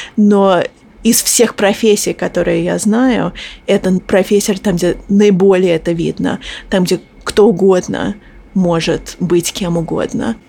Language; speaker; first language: Russian; early bilingual, heritage; Russian